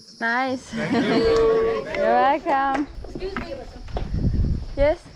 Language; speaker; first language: English; non-native, learner; Turkish